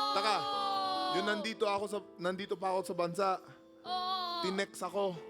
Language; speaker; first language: Filipino; early bilingual, heritage; Filipino